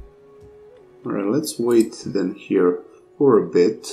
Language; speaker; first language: English; non-native, fluent; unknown